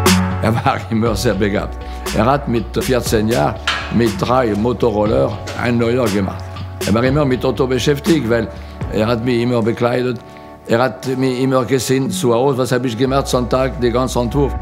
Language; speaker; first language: German; non-native, fluent; French